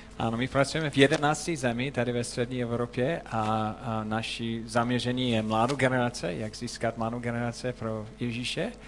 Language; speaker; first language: Czech; non-native, fluent; English